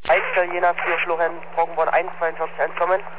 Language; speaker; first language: German; native; German